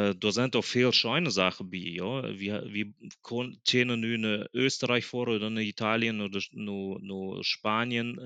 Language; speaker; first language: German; early bilingual, other home language; Plautdietsch